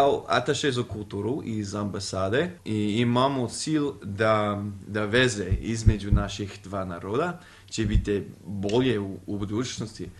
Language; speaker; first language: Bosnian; non-native, fluent; English